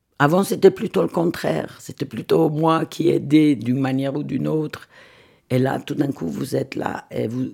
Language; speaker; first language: French; non-native, fluent; Swiss German